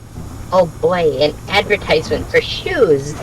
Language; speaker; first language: English; native; English